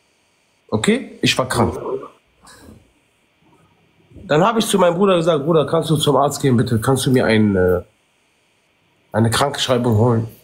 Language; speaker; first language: German; early bilingual, other home language; Arabic